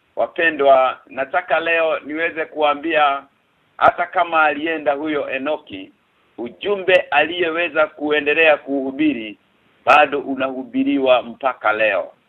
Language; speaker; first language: Swahili; native; Swahili